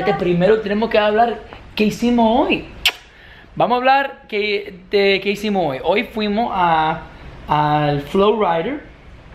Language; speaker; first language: Spanish; non-native, learner; English